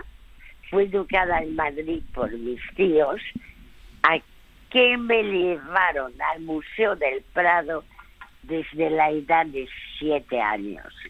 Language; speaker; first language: Spanish; early bilingual, other home language; French